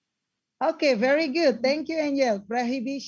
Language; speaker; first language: English; non-native, learner; Indonesian